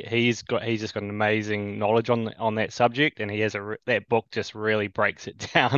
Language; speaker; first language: English; native; English